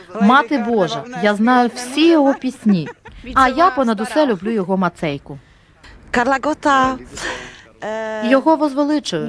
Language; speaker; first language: Ukrainian; native; Ukrainian